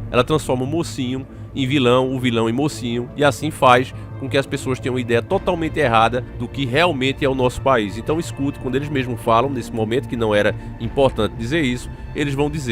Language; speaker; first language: Portuguese; native; Portuguese